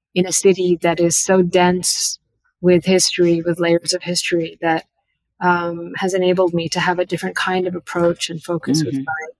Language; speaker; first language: English; early bilingual, other home language; Bangla